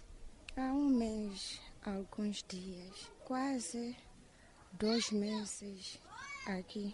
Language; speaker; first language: Portuguese; non-native, local second language; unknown